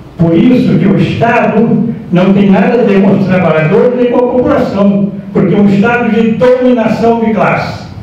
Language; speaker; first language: Portuguese; native; Portuguese